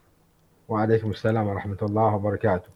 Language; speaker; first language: Arabic; non-native, fluent; Malay